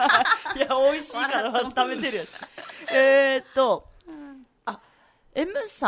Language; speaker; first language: Japanese; native; Japanese